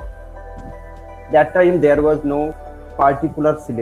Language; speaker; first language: English; non-native, local second language; Bangla